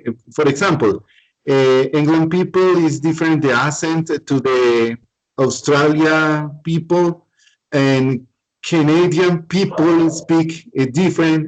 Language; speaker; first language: English; non-native, learner; Spanish